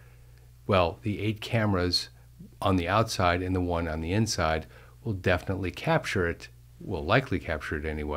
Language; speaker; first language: English; native; English